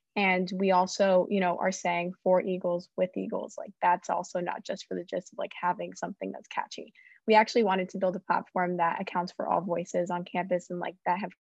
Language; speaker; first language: English; native; English